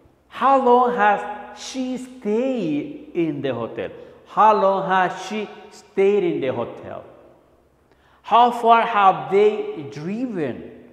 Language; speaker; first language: English; non-native, fluent; Spanish